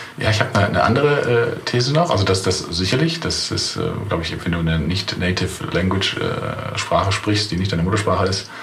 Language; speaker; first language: German; native; German